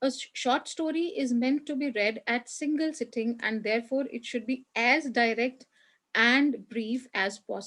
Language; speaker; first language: English; non-native, local second language; Hindi